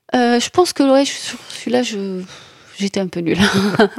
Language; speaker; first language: French; non-native, local second language; Arabic